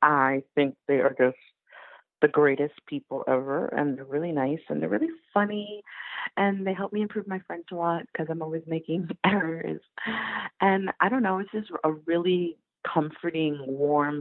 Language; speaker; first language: English; native; English